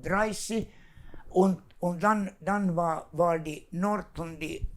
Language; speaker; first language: German; non-native, fluent; Finnish